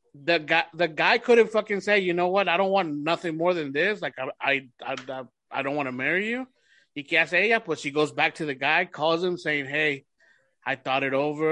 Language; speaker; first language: English; early bilingual, other home language; Spanish